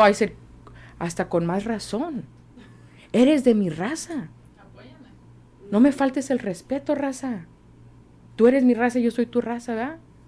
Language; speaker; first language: Spanish; early bilingual, heritage; Spanish